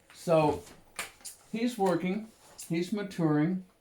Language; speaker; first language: English; native; English